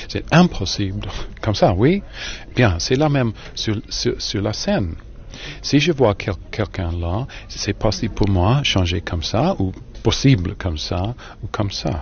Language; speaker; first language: French; non-native, fluent; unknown